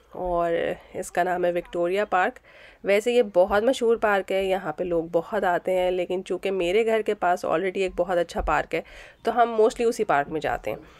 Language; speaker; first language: Urdu; native; Urdu